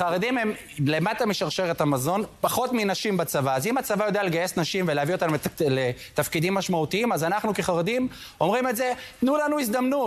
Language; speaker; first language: Hebrew; native; Hebrew